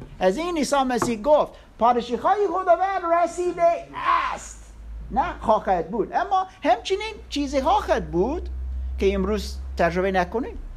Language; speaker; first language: Persian; non-native, learner; English